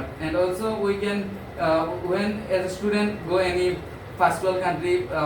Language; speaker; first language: English; non-native, learner; Bangla